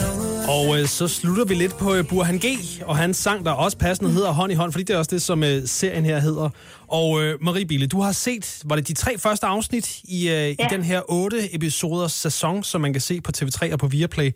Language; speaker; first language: Danish; native; Danish